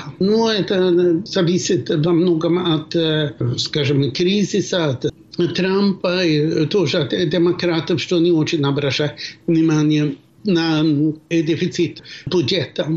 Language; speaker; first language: Russian; non-native, fluent; Swedish